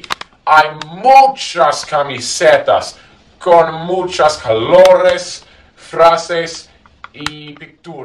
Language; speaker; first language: Spanish; non-native, learner; English